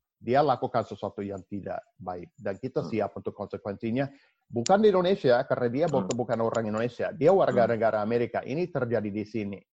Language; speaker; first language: Indonesian; non-native, fluent; English